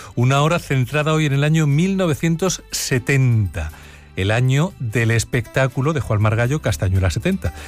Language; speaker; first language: Spanish; native; Spanish